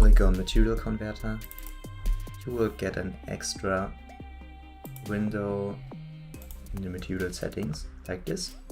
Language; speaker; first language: English; non-native, fluent; German